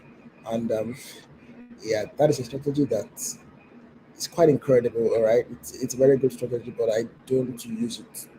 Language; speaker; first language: English; non-native, local second language; Yoruba